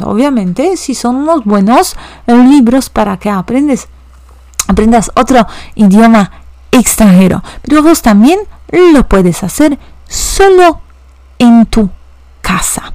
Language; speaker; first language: Spanish; non-native, fluent; Polish